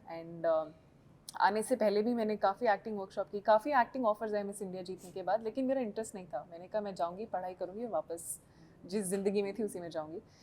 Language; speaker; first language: Hindi; native; Hindi